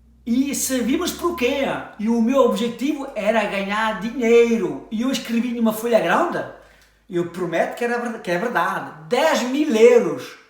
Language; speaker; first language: Portuguese; early bilingual, heritage; French